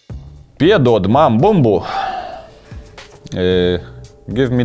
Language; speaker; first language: English; non-native, fluent; Lithuanian